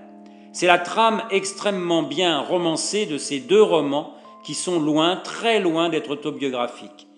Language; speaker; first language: French; native; French